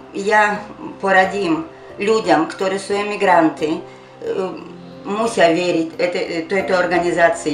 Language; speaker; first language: Slovak; non-native, learner; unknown